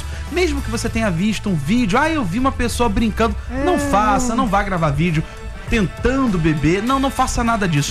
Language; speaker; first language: Portuguese; native; Portuguese